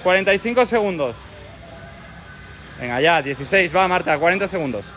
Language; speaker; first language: Spanish; non-native, local second language; Catalan